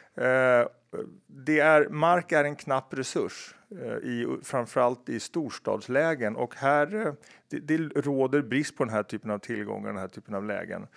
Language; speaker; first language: Swedish; native; Swedish